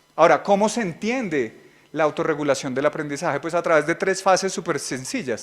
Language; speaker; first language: Spanish; native; Spanish